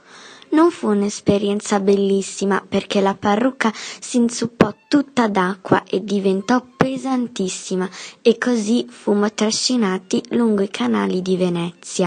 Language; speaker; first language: Italian; native; Italian